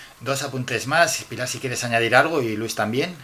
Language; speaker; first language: Spanish; native; Spanish